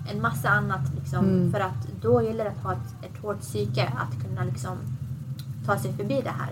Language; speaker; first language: Swedish; early bilingual, other home language; Assyrian Neo-Aramaic